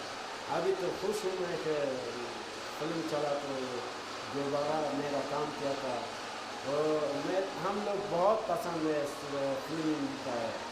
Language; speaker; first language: Hindi; non-native, learner; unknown